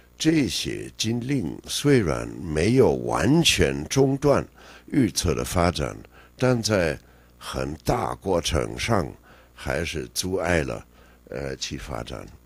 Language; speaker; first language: Chinese; non-native, fluent; German